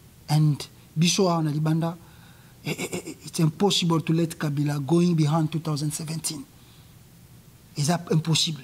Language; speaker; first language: English; non-native, learner; Lingala